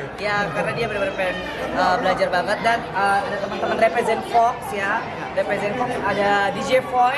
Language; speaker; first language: Indonesian; native; Indonesian